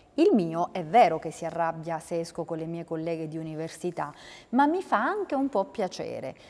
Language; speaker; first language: Italian; native; Italian